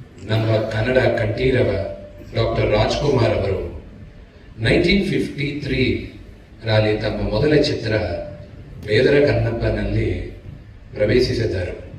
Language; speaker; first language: Kannada; non-native, local second language; Telugu